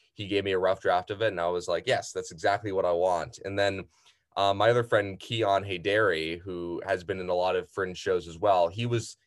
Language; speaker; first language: English; native; English